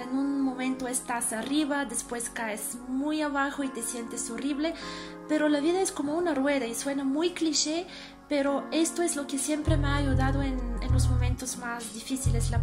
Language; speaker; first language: Spanish; non-native, fluent; Bulgarian